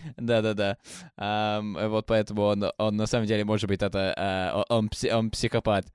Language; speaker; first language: Russian; non-native, fluent; English